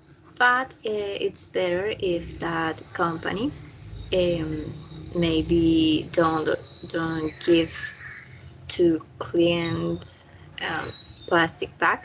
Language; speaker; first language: English; non-native, learner; Spanish